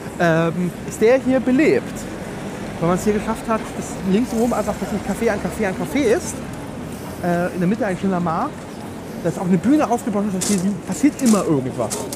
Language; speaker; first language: German; native; German